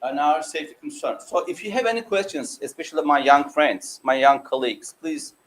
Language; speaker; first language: English; non-native, fluent; Turkish